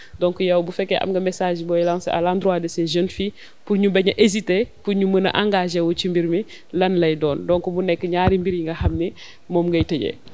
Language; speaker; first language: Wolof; native; Wolof